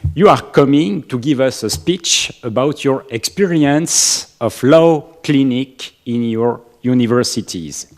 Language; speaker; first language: English; non-native, learner; French